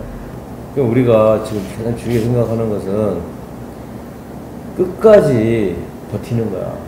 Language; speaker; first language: Korean; native; Korean